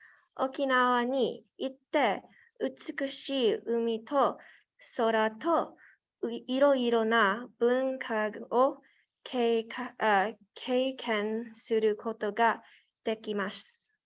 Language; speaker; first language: Japanese; non-native, learner; English